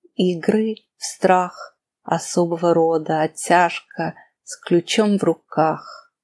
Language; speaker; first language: Russian; non-native, fluent; English